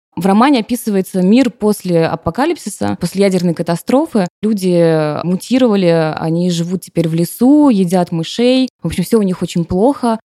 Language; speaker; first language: Russian; native; Russian